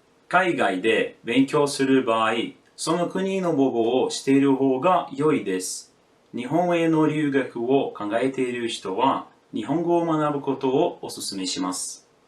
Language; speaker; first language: Japanese; non-native, learner; Portuguese